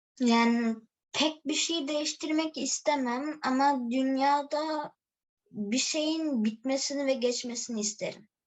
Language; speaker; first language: Turkish; early bilingual, heritage; Turkish